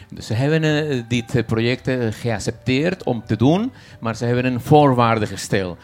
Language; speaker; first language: Dutch; non-native, fluent; Spanish